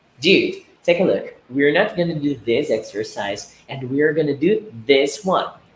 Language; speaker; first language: English; non-native, fluent; Portuguese